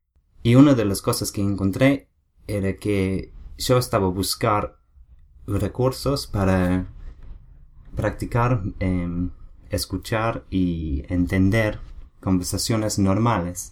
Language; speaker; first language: Spanish; non-native, learner; English